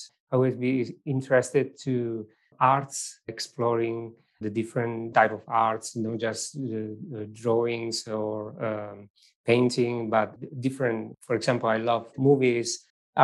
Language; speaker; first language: English; non-native, fluent; Italian